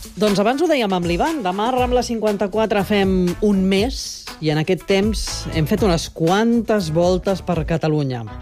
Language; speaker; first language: Catalan; native; Catalan